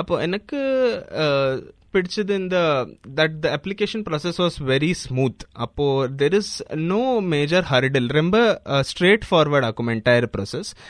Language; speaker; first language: Tamil; early bilingual, heritage; Tamil